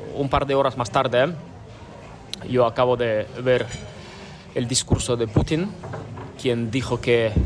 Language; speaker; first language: Spanish; non-native, fluent; Ukrainian